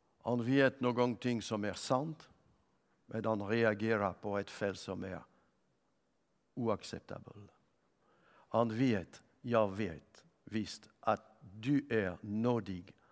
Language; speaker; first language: Swedish; non-native, fluent; French